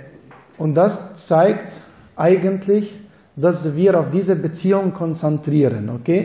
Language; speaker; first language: German; non-native, fluent; Arabic